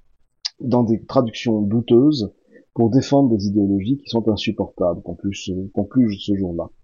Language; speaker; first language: French; native; French